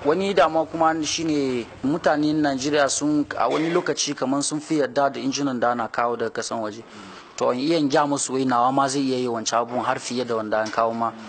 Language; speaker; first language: Hausa; non-native, local second language; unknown